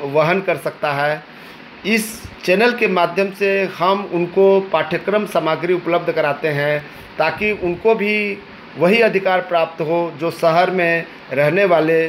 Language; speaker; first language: Hindi; native; Hindi